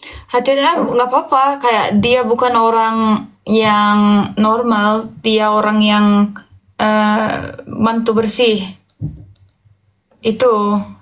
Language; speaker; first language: Indonesian; non-native, fluent; Turkish